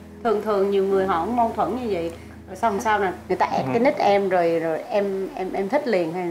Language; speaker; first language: Vietnamese; native; Vietnamese